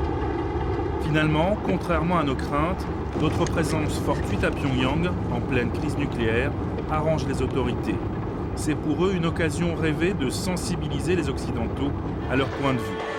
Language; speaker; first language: French; native; French